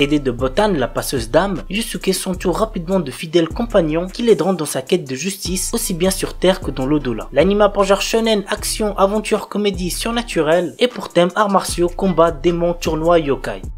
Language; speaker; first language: French; native; French